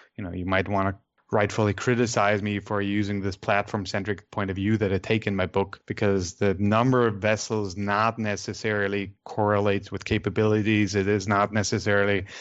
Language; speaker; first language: English; non-native, fluent; German